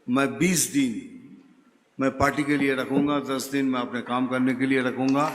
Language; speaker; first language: Hindi; non-native, local second language; Bangla